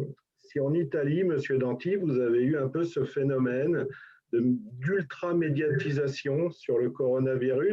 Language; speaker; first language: French; native; French